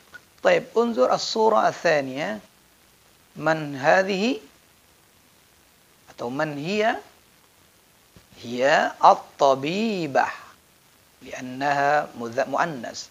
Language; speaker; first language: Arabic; non-native, fluent; Indonesian